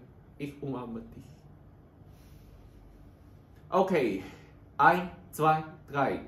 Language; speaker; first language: German; non-native, learner; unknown